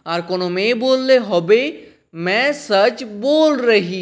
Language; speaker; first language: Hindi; non-native, fluent; Bangla